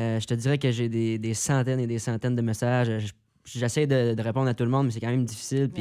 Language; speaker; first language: French; native; French